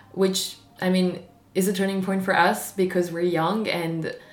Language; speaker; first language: English; non-native, fluent; French